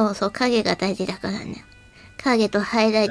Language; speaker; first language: Japanese; native; Japanese